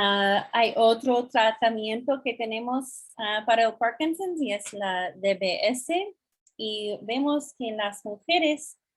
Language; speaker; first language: Spanish; non-native, fluent; English